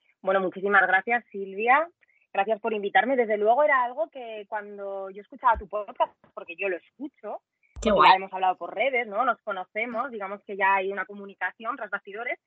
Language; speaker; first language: Spanish; native; Spanish